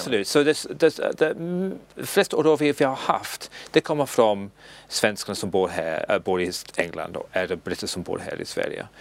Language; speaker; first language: Swedish; non-native, learner; English